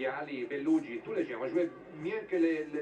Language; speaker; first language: French; non-native, fluent; Italian